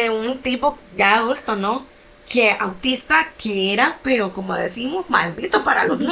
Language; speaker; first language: Spanish; native; Spanish